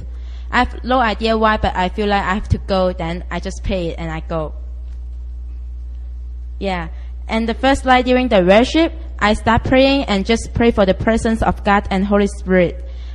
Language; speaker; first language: English; non-native, local second language; Cantonese